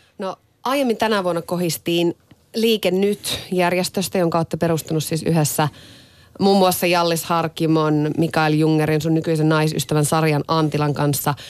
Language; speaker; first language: Finnish; native; Finnish